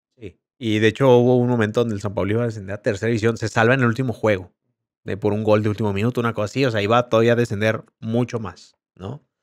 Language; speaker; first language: Spanish; native; Spanish